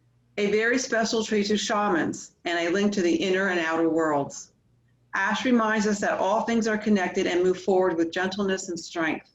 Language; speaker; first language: English; native; English